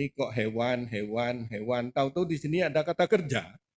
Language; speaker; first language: Indonesian; native; Indonesian